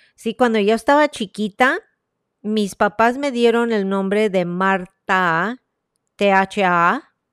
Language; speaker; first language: Spanish; early bilingual, heritage; Spanish